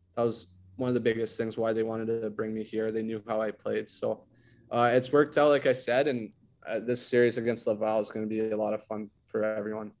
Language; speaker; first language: English; non-native, fluent; French